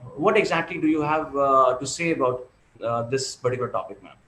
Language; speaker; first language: English; non-native, local second language; Hindi